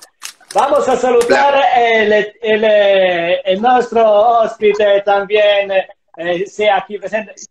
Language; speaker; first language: Spanish; non-native, learner; Italian